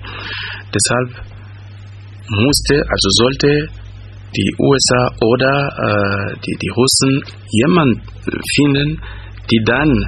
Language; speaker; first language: German; non-native, fluent; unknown